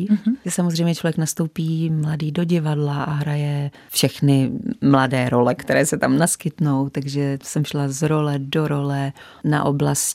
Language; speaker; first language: Czech; native; Czech